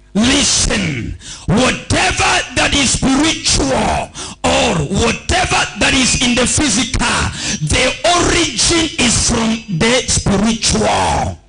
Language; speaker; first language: English; non-native, local second language; Swahili